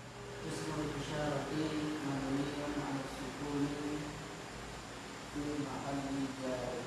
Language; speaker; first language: Arabic; non-native, learner; Indonesian